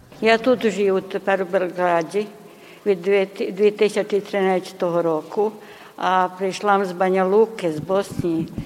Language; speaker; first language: Ukrainian; early bilingual, heritage; Ukrainian